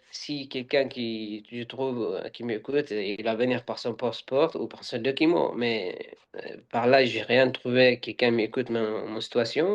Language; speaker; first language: French; non-native, learner; Arabic